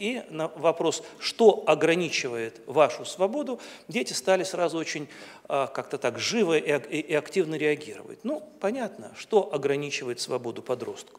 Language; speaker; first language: Russian; native; Russian